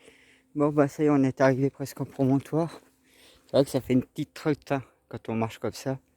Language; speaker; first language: French; native; French